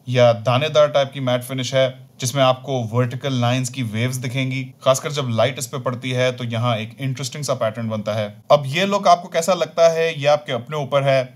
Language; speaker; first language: Urdu; native; Urdu